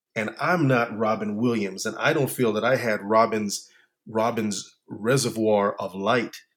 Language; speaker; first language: English; native; English